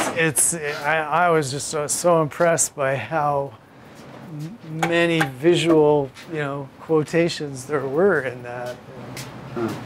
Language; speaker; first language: English; native; English